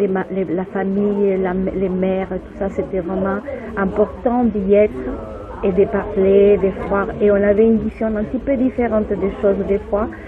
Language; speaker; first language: French; non-native, fluent; Spanish